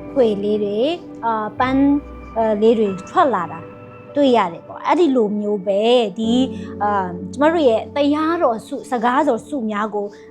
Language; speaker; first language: Burmese; non-native, local second language; Kachin